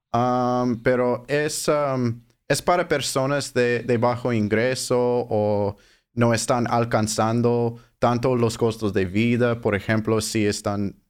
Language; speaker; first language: Spanish; non-native, fluent; English